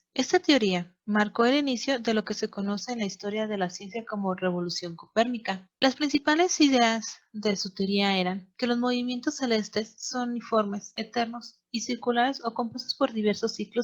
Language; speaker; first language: Spanish; native; Spanish